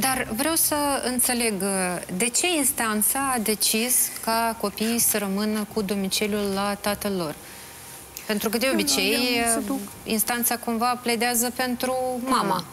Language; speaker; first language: Romanian; native; Romanian